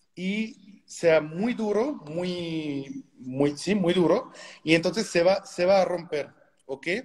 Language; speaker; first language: Spanish; non-native, fluent; French